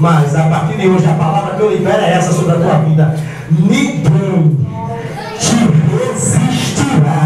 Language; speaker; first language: Portuguese; native; Portuguese